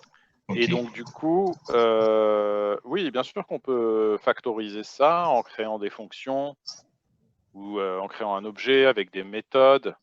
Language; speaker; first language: French; native; French